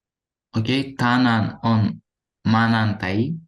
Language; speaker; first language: Finnish; non-native, learner; Uzbek